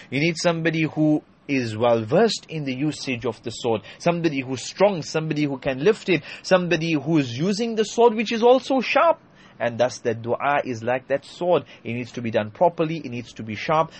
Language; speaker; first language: English; native; English